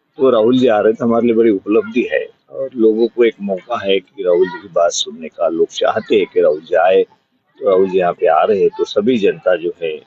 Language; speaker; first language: Hindi; non-native, local second language; Marathi